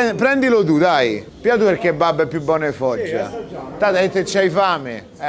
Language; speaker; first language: Italian; native; Italian